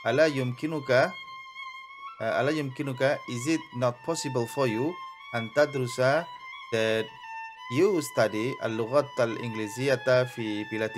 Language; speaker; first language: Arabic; non-native, fluent; Indonesian